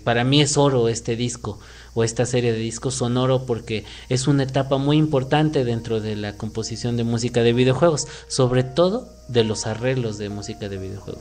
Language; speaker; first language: Spanish; native; Spanish